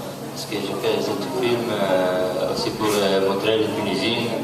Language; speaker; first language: French; non-native, learner; Italian